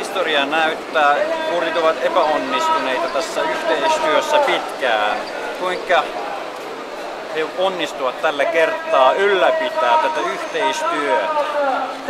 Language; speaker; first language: Finnish; non-native, fluent; Kurdish